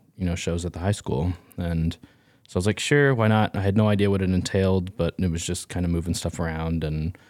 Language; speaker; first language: English; native; English